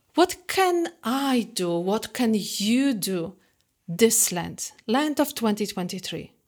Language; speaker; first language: English; non-native, fluent; Polish